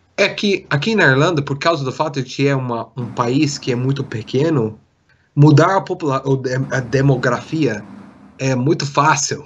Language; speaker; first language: Portuguese; non-native, fluent; English